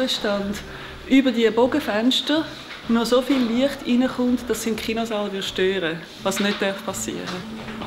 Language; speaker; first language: German; native; German